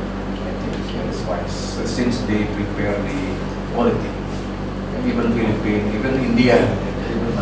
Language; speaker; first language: English; non-native, learner; Indonesian